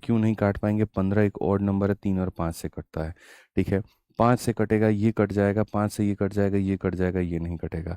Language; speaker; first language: Hindi; native; Hindi